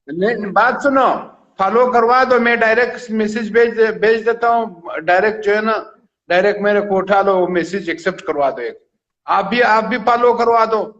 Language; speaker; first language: Hindi; non-native, fluent; Pashto